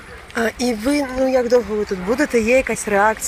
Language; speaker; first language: Ukrainian; native; Ukrainian